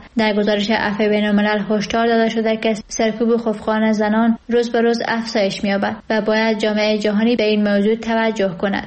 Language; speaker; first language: Persian; native; Persian